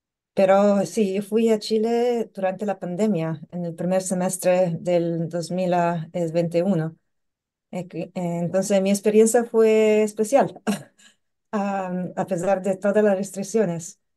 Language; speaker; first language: Spanish; non-native, learner; English